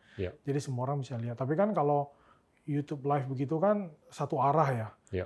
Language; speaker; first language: Indonesian; native; Indonesian